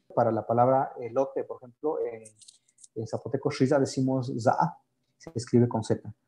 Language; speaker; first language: Spanish; native; Spanish